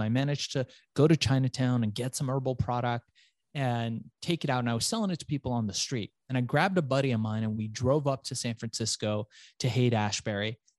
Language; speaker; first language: English; early bilingual, other home language; Persian